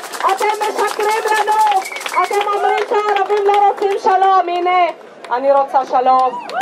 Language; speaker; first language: Hebrew; non-native, local second language; Arabic